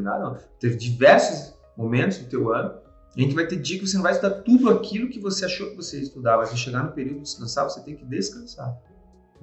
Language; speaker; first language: Portuguese; native; Portuguese